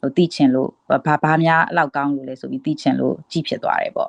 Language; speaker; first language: English; non-native, fluent; Burmese